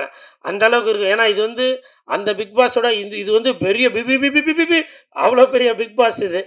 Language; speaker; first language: Tamil; native; Tamil